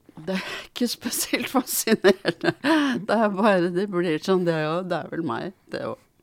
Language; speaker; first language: Norwegian; early bilingual, other home language; Swedish